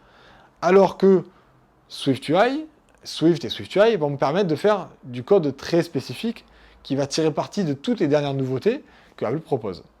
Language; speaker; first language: French; native; French